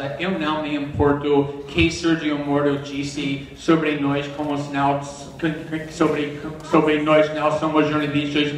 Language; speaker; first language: Portuguese; non-native, fluent; English